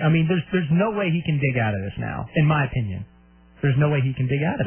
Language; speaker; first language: English; native; English